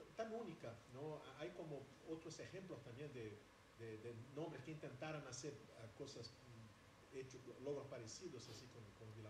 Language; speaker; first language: Spanish; non-native, learner; Portuguese